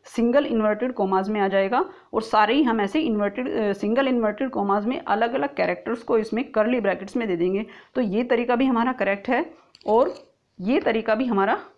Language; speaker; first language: Hindi; native; Hindi